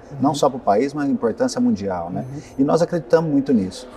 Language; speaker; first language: Portuguese; native; Portuguese